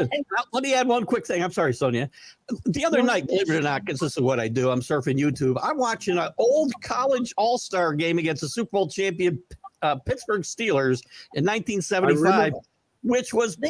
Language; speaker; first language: English; native; English